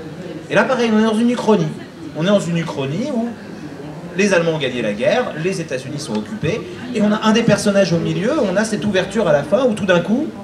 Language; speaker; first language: French; native; French